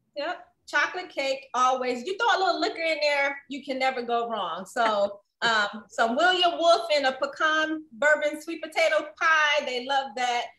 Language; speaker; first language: English; native; English